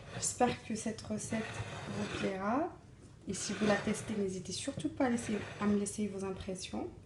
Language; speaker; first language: French; non-native, local second language; Arabic